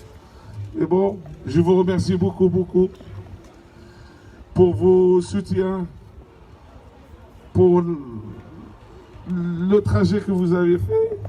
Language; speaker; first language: French; non-native, learner; Arabic